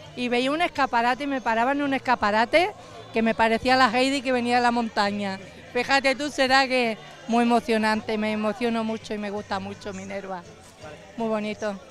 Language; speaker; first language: Spanish; native; Spanish